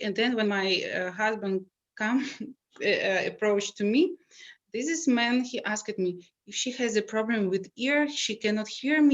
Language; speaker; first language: English; non-native, learner; Russian